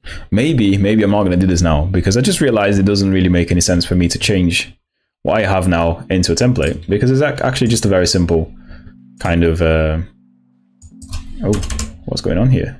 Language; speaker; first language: English; non-native, fluent; Portuguese